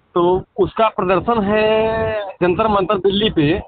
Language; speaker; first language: Hindi; native; Hindi